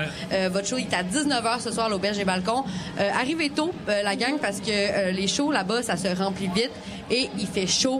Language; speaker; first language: French; native; French